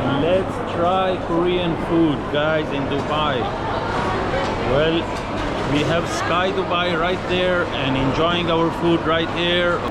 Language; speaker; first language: English; non-native, fluent; Pashto